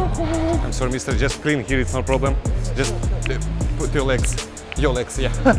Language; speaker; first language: English; non-native, learner; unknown